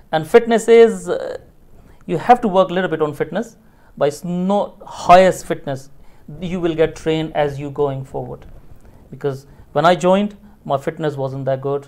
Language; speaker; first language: English; non-native, fluent; Punjabi